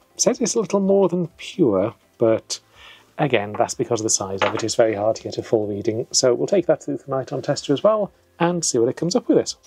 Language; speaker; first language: English; native; English